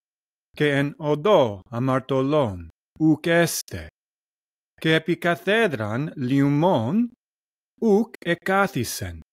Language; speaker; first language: Greek; non-native, learner; English